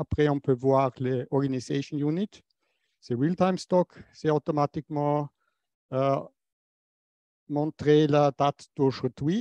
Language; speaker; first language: French; non-native, fluent; English